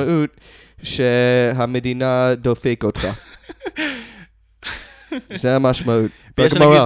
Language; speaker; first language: Hebrew; non-native, fluent; English